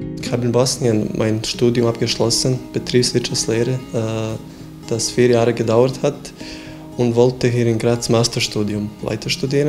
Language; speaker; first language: German; non-native, fluent; Bosnian